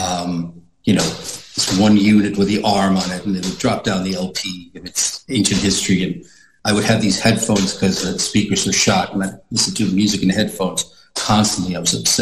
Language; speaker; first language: English; non-native, fluent; Icelandic